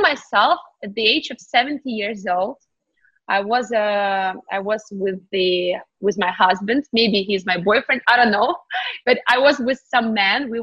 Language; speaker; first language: English; non-native, fluent; Ukrainian